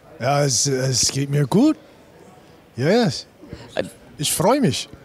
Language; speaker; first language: German; non-native, learner; English